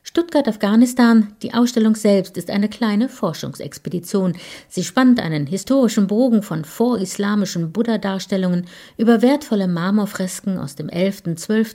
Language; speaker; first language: German; native; German